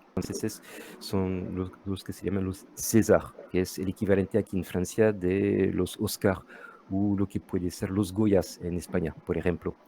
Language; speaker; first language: Spanish; non-native, fluent; French